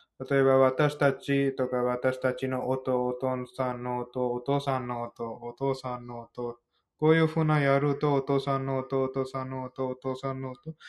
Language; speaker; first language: Japanese; non-native, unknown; Hindi